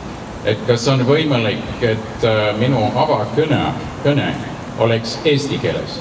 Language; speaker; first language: Estonian; non-native, learner; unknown